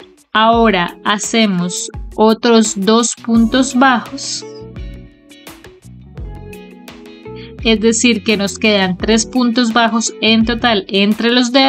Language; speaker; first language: Spanish; native; Spanish